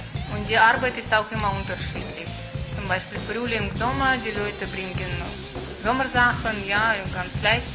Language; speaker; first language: German; non-native, fluent; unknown